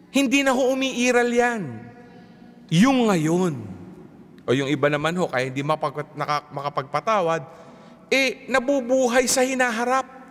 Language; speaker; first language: Filipino; native; Filipino